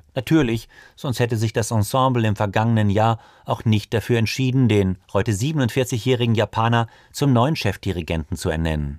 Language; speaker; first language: German; native; German